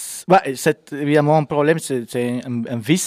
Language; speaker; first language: French; non-native, fluent; Spanish